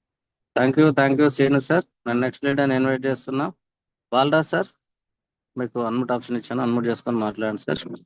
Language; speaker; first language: Telugu; native; Telugu